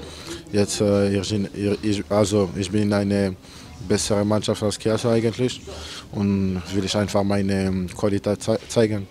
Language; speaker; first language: German; non-native, learner; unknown